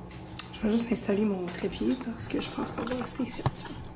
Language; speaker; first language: French; native; French